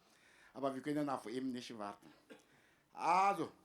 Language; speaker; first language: German; non-native, fluent; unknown